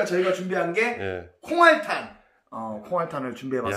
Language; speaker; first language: Korean; native; Korean